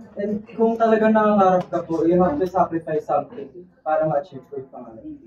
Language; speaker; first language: Filipino; non-native, local second language; Cebuano